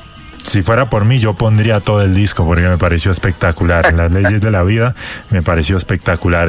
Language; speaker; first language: Spanish; native; Spanish